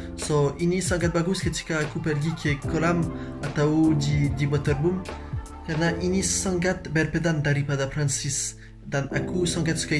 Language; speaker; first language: Indonesian; non-native, learner; French